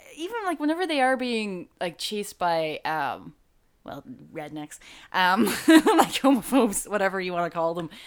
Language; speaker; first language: English; native; English